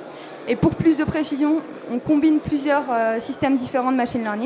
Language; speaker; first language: French; native; French